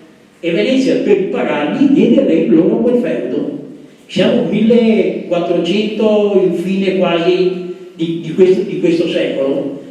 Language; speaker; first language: Italian; native; Italian